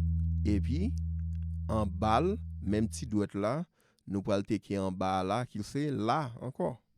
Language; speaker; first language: French; non-native, local second language; Haitian Creole